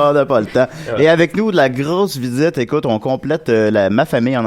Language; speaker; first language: French; native; French